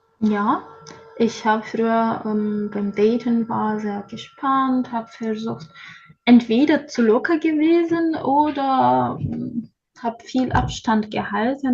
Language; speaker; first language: German; non-native, learner; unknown